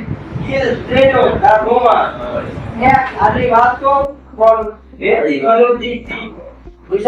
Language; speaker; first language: Italian; non-native, learner; Bangla